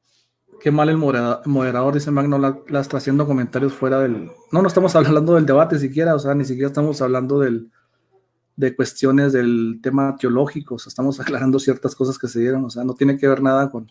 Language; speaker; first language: Spanish; native; Spanish